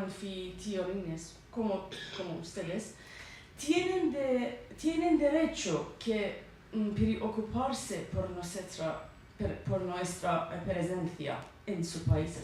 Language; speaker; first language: Spanish; non-native, learner; Persian